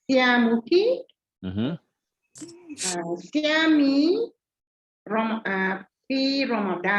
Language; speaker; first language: Arabic; non-native, learner; Malay